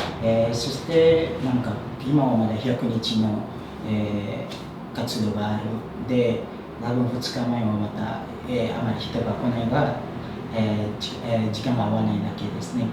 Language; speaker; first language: Japanese; non-native, fluent; Indonesian